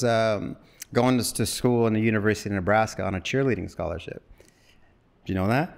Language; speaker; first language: English; native; English